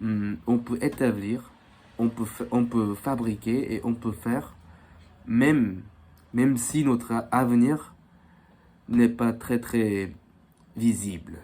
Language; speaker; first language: French; non-native, fluent; Korean